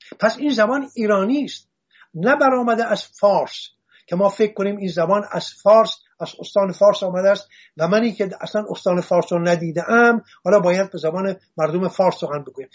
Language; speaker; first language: Persian; non-native, local second language; Assyrian Neo-Aramaic